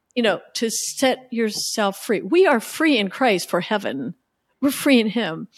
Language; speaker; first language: English; native; English